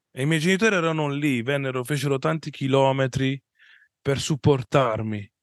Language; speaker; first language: Italian; native; Italian